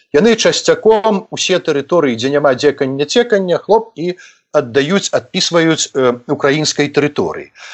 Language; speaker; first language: Belarusian; native; Belarusian